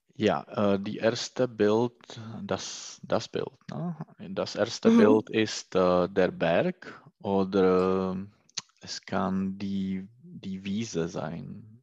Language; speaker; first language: German; non-native, learner; Czech